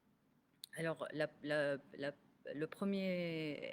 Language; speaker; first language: French; non-native, local second language; Arabic